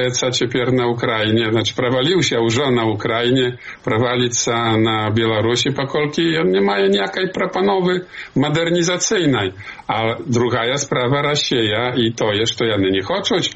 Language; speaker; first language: Polish; non-native, learner; Belarusian